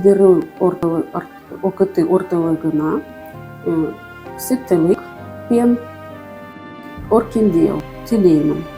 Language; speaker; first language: Kazakh; non-native, local second language; Russian